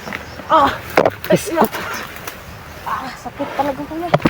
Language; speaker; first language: Filipino; non-native, local second language; Cebuano